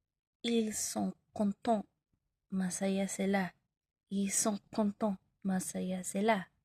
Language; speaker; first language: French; non-native, learner; Filipino